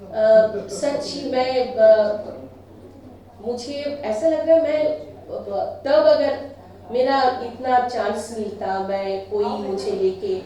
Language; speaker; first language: Hindi; non-native, local second language; Bangla